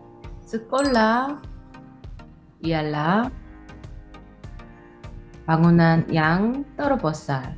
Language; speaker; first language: Indonesian; non-native, learner; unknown